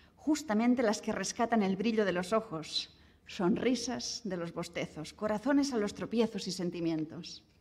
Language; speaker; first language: Spanish; non-native, local second language; Catalan